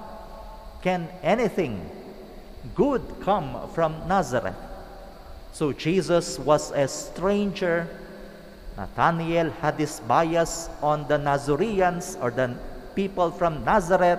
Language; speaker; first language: English; non-native, local second language; Pangasinan